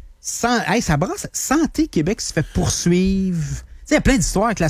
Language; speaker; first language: French; native; French